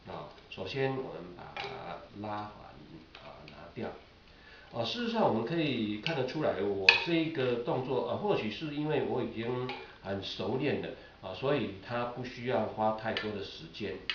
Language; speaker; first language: Chinese; native; Chinese